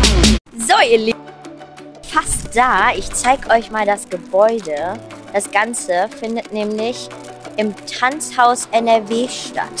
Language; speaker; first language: German; native; German